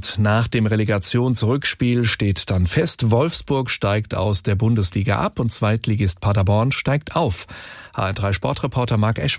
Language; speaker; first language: German; native; German